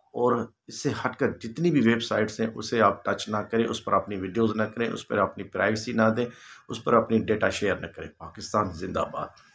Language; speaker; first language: Urdu; non-native, local second language; Sindhi